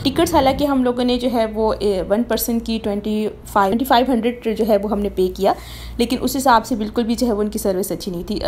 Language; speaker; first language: Urdu; native; Urdu